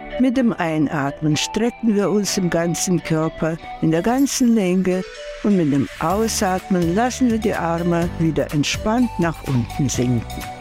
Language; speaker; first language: German; non-native, fluent; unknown